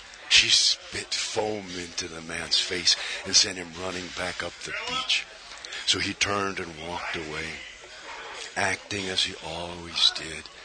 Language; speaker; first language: English; native; English